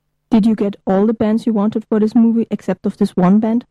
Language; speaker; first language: English; non-native, fluent; German